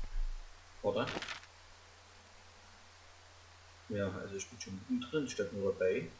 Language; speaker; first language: German; native; German